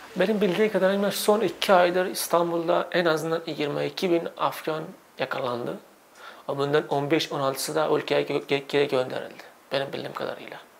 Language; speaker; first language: Turkish; non-native, fluent; Uzbek